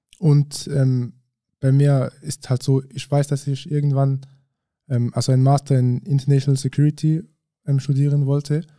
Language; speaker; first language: German; early bilingual, other home language; French